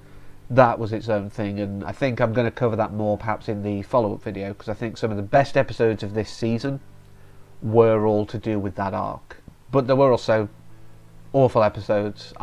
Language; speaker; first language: English; native; English